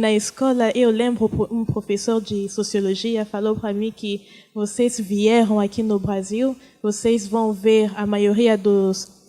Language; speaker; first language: Portuguese; non-native, fluent; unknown